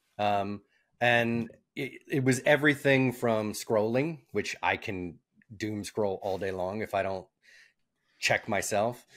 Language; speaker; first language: English; native; English